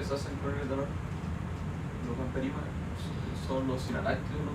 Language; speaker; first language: Spanish; native; Spanish